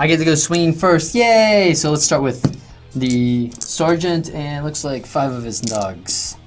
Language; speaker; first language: English; native; English